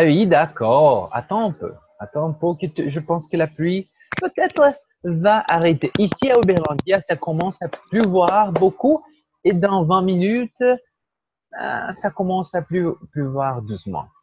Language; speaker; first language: French; non-native, fluent; Portuguese